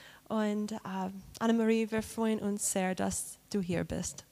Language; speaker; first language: German; non-native, fluent; English